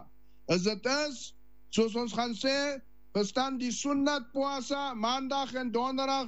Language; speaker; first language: Dutch; non-native, learner; Afrikaans